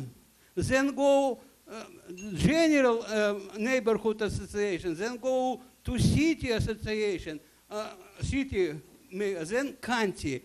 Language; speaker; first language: English; non-native, learner; Russian